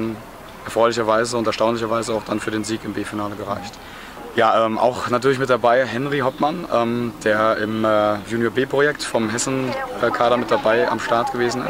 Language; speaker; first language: German; native; German